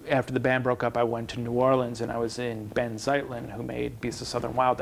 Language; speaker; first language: English; native; English